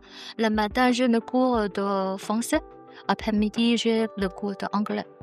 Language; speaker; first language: French; non-native, learner; Chinese